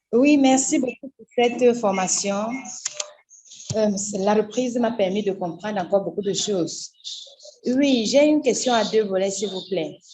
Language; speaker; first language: French; non-native, local second language; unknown